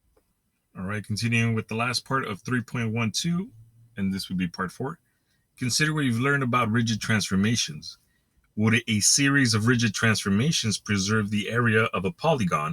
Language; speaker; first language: English; native; English